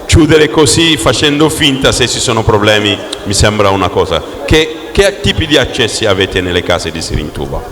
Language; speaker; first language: Italian; non-native, fluent; Wolof